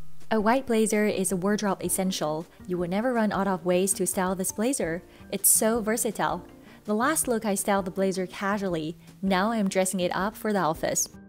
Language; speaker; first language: English; non-native, fluent; Chinese